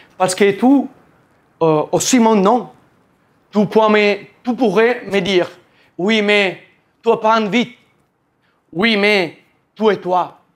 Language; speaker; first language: French; non-native, learner; Italian